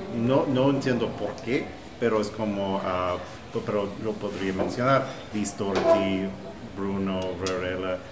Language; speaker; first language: Spanish; non-native, fluent; English